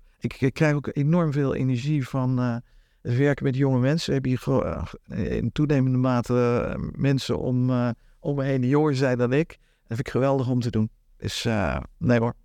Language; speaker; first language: Dutch; native; Dutch